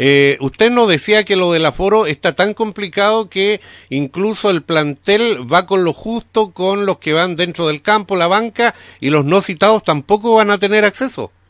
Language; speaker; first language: Spanish; native; Spanish